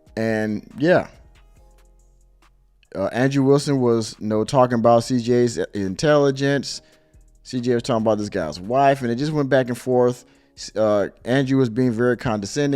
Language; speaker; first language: English; native; English